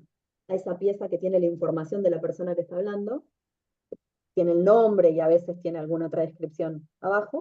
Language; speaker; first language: Spanish; native; Spanish